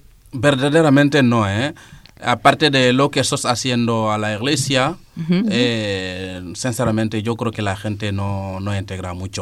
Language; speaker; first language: Spanish; non-native, fluent; Serer